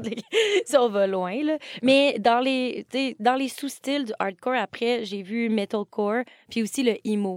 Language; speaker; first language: French; native; French